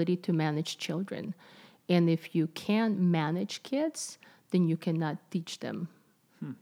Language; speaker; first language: English; non-native, fluent; Spanish